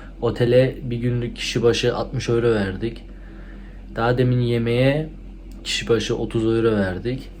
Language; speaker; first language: Turkish; early bilingual, heritage; Turkish